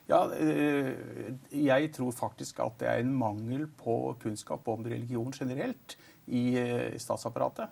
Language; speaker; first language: Norwegian; native; Norwegian